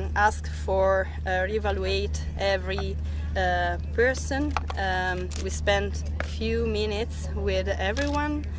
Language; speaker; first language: English; non-native, fluent; Italian